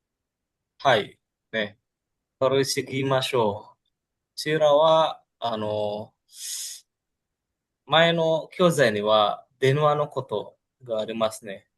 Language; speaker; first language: Japanese; non-native, fluent; Indonesian